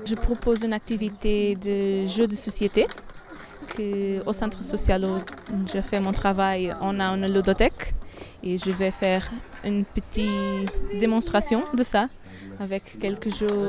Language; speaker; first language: French; non-native, learner; Portuguese